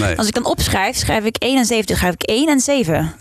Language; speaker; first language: Dutch; non-native, fluent; Norwegian